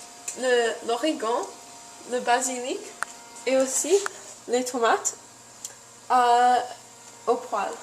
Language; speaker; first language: French; non-native, learner; English